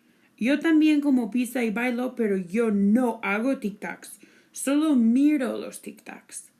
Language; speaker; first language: Spanish; non-native, fluent; English